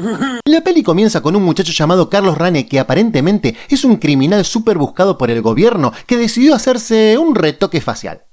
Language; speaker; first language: Spanish; native; Spanish